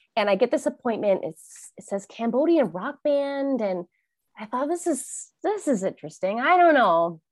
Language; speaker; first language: English; early bilingual, other home language; Thai